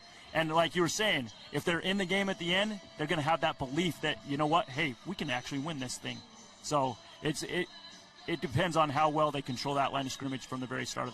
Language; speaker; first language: English; native; English